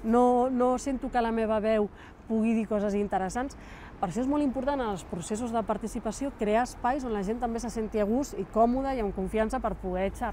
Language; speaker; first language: Catalan; native; Catalan